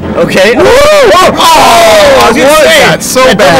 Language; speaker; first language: English; native; English